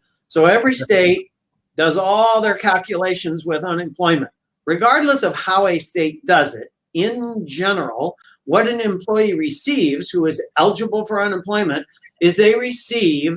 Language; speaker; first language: English; native; English